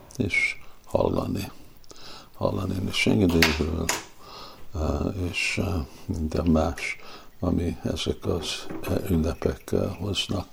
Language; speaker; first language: Hungarian; early bilingual, heritage; Hungarian